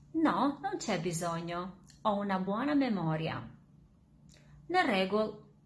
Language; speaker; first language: Italian; non-native, fluent; Albanian